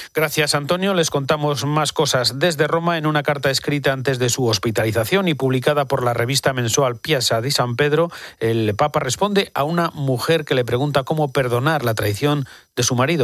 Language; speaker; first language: Spanish; native; Spanish